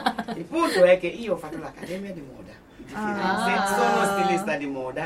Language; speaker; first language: Italian; non-native, fluent; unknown